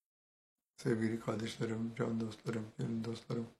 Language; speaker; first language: Turkish; native; Turkish